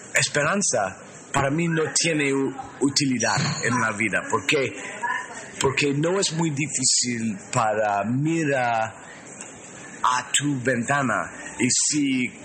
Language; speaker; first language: Spanish; non-native, learner; English